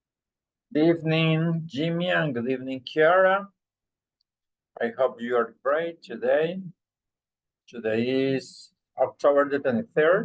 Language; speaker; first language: English; non-native, fluent; Spanish